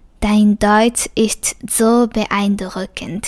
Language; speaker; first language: German; non-native, fluent; Japanese